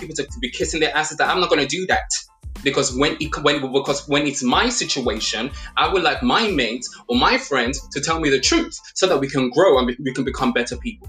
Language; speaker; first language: English; non-native, local second language; Yoruba